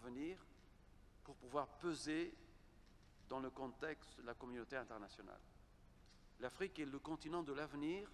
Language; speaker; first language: French; non-native, fluent; Kabuverdianu